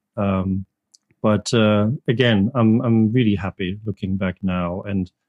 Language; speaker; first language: English; non-native, fluent; German